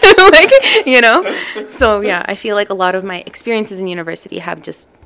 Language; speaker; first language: English; native; English